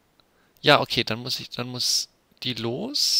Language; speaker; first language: German; native; German